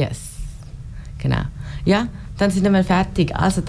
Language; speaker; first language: German; non-native, learner; Tamil